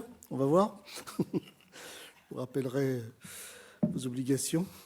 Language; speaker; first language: French; native; French